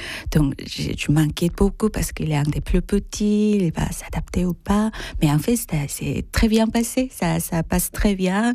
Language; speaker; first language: French; non-native, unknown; Korean